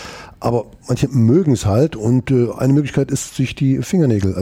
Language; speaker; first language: German; native; German